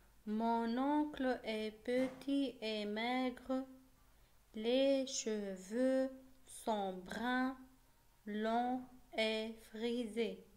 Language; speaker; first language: French; non-native, local second language; Arabic